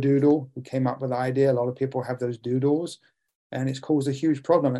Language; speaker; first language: English; native; English